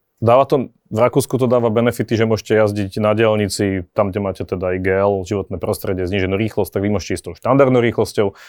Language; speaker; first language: Slovak; native; Slovak